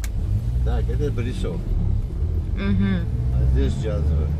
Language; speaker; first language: Russian; non-native, local second language; Armenian